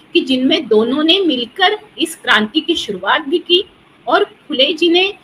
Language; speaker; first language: Hindi; non-native, local second language; Marathi